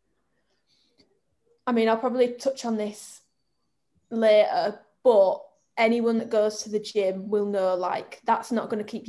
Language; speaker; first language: English; native; English